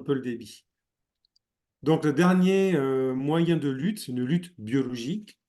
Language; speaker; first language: French; native; French